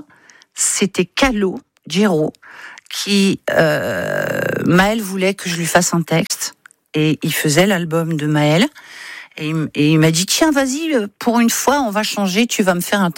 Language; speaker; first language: French; native; French